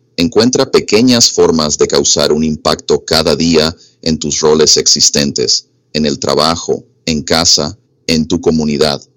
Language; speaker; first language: Spanish; non-native, fluent; English